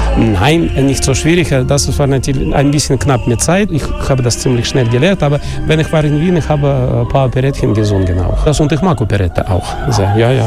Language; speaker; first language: German; non-native, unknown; Russian